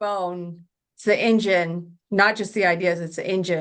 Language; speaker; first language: English; native; English